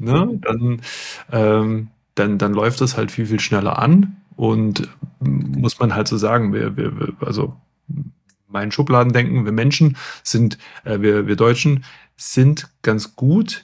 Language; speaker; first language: German; native; German